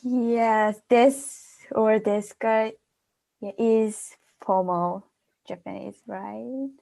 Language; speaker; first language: English; non-native, fluent; Japanese